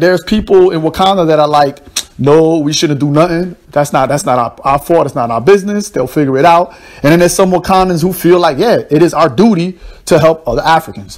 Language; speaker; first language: English; native; English